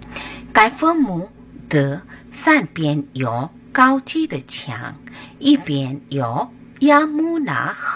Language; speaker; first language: Chinese; non-native, learner; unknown